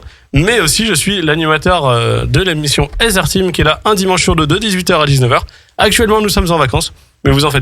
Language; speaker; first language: French; native; French